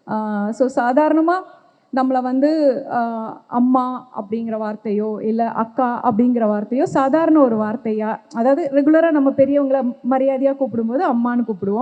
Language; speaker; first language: Tamil; native; Tamil